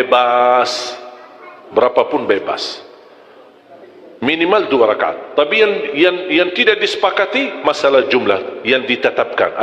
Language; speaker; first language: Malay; non-native, fluent; Arabic